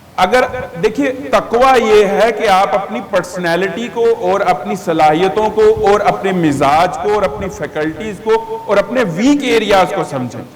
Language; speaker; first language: Urdu; native; Urdu